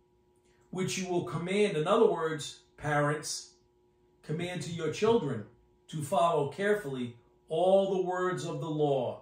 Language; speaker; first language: English; native; English